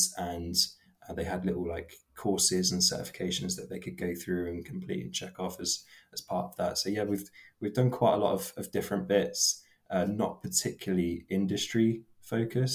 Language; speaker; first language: English; native; English